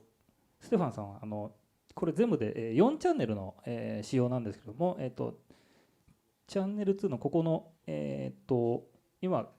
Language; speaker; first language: Japanese; native; Japanese